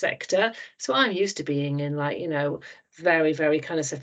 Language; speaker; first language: English; native; English